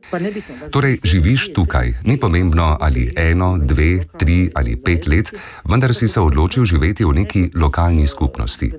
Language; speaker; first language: Slovenian; early bilingual, other home language; Bosnian